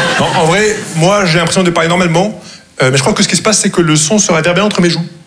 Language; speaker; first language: French; non-native, local second language; Arabic